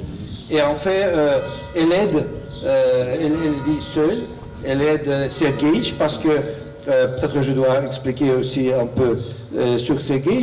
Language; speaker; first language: French; non-native, fluent; Russian